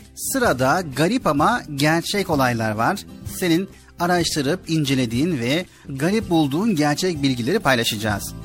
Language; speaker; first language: Turkish; native; Turkish